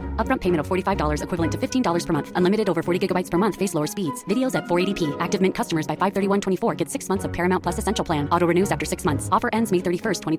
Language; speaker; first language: French; native; French